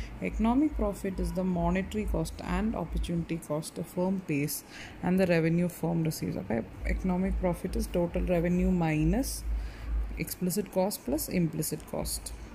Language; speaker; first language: English; non-native, local second language; Malayalam